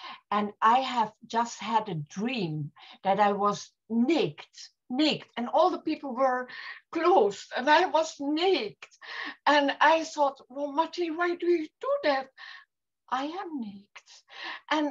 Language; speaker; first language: English; non-native, fluent; German